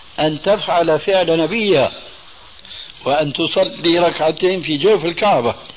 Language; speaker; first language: Arabic; early bilingual, other home language; Albanian